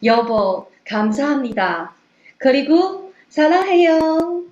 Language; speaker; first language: Korean; non-native, learner; Chinese